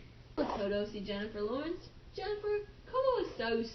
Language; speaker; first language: Spanish; non-native, learner; English